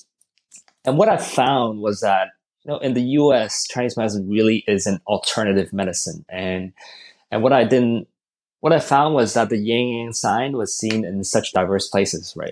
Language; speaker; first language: English; non-native, local second language; Cantonese